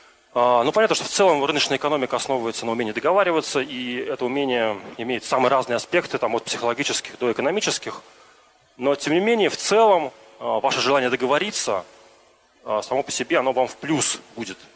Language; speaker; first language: Russian; native; Russian